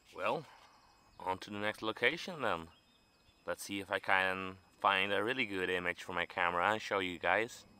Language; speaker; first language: English; non-native, fluent; Dutch